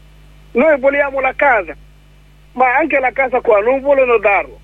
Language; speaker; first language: Italian; non-native, learner; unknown